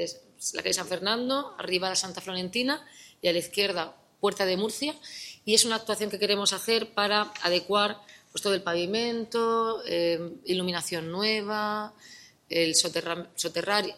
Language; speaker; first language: Spanish; native; Spanish